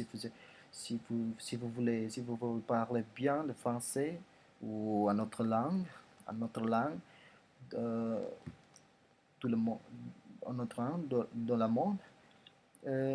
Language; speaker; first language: French; non-native, learner; Indonesian